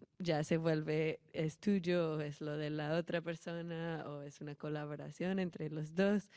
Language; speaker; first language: Spanish; non-native, fluent; English